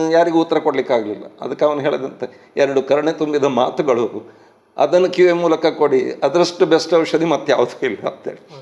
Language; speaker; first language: Kannada; native; Kannada